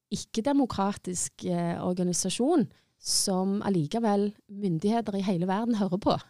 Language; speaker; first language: Norwegian; native; Norwegian